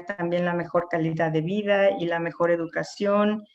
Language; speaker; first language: Spanish; native; Spanish